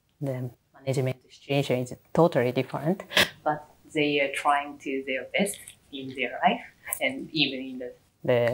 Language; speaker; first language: English; non-native, learner; Japanese